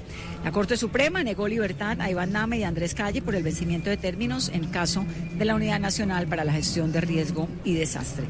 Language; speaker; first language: Spanish; native; Spanish